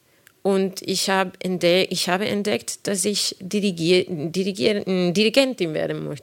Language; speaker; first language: German; non-native, fluent; Spanish